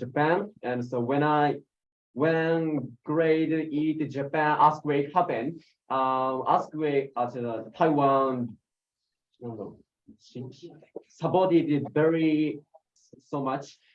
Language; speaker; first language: English; non-native, learner; Japanese